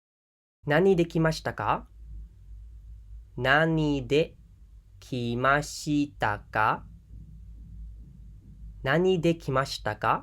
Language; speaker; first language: Japanese; non-native, fluent; Khmer